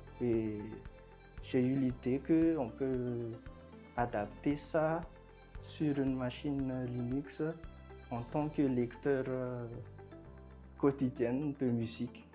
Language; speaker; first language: French; non-native, local second language; Malagasy